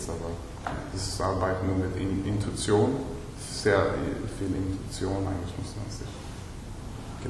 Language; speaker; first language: German; non-native, learner; Swedish